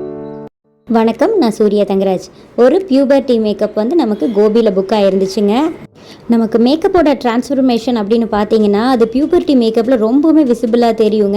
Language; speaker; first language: Tamil; native; Tamil